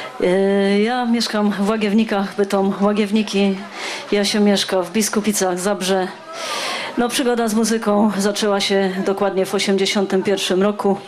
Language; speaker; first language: Polish; native; Polish